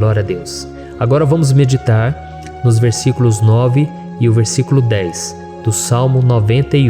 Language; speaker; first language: Portuguese; native; Portuguese